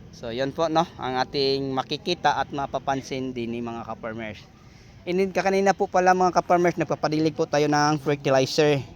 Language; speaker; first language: Filipino; non-native, local second language; Cebuano